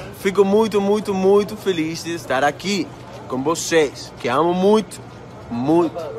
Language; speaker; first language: Portuguese; non-native, learner; Spanish